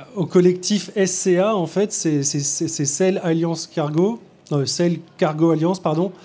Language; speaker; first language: French; native; French